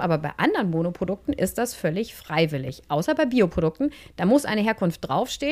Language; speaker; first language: German; native; German